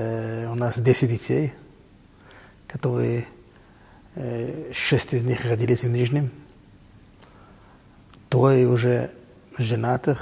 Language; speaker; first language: Russian; non-native, fluent; Hebrew